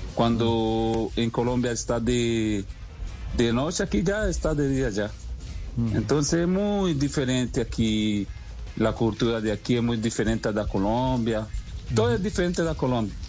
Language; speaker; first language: Spanish; native; Spanish